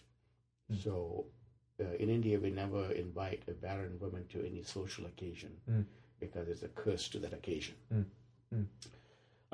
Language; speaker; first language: English; non-native, local second language; Telugu